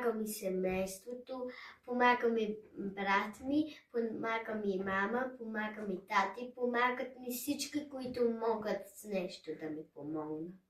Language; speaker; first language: Bulgarian; early bilingual, heritage; German